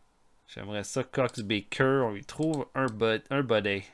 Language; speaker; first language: French; native; French